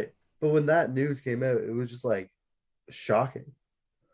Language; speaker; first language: English; native; English